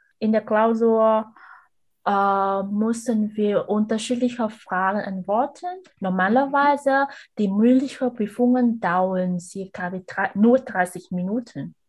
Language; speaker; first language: German; non-native, learner; Vietnamese